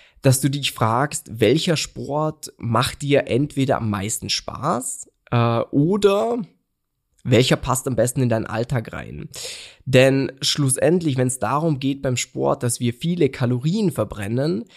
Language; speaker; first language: German; native; German